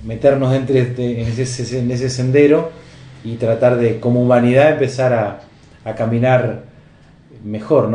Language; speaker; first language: Spanish; native; Spanish